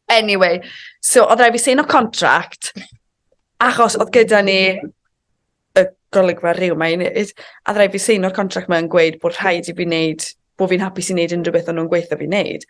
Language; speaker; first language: Welsh; native; Welsh